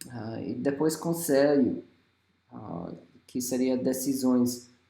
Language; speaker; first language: Portuguese; non-native, fluent; English